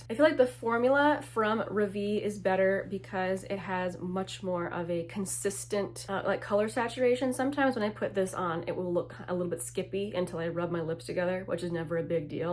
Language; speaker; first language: English; native; English